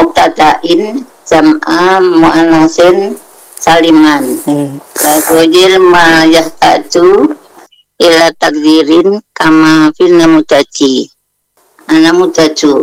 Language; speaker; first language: Arabic; non-native, learner; Indonesian